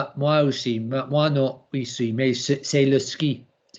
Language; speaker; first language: French; non-native, learner; English